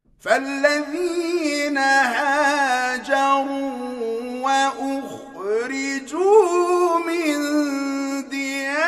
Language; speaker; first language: Arabic; native; Arabic